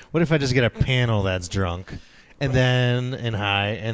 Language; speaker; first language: English; non-native, fluent; French